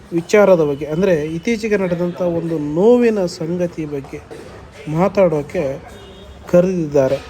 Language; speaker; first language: Kannada; native; Kannada